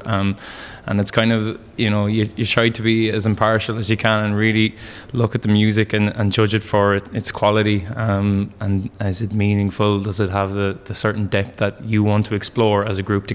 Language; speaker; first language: English; native; English